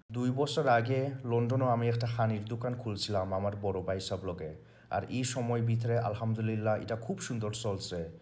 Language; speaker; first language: Bangla; early bilingual, heritage; Bangla